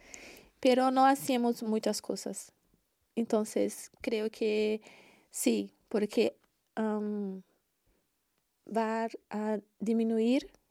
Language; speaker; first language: Spanish; non-native, learner; Portuguese